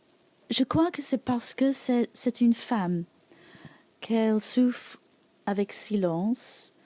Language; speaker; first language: French; non-native, learner; English